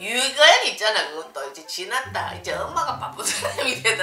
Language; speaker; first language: Korean; native; Korean